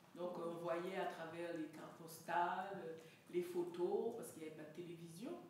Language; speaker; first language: French; native; French